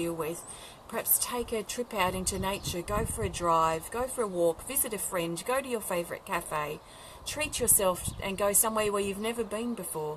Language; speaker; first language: English; native; English